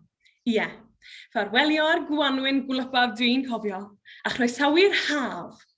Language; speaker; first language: Welsh; native; Welsh